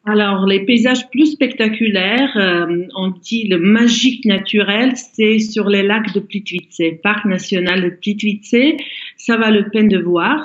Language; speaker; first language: French; non-native, fluent; Croatian